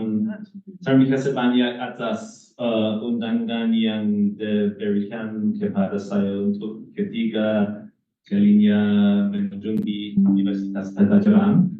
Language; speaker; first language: Indonesian; non-native, learner; English